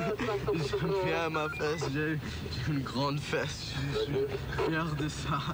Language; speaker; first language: French; non-native, learner; English